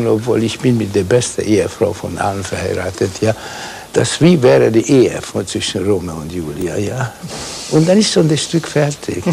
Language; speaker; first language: German; non-native, fluent; Hungarian